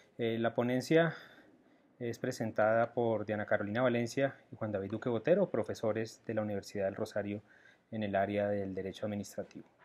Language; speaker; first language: Spanish; native; Spanish